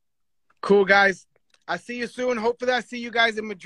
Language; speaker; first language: English; native; English